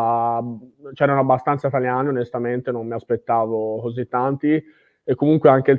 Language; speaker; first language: Italian; native; Italian